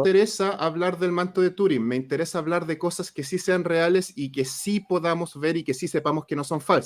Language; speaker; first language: Spanish; native; Spanish